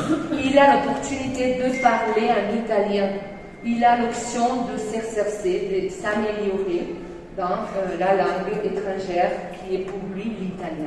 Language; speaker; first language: French; non-native, fluent; Spanish